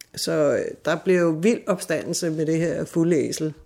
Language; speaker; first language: Danish; native; Danish